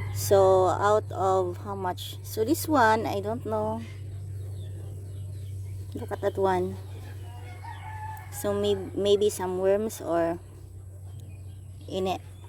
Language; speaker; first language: English; non-native, local second language; Filipino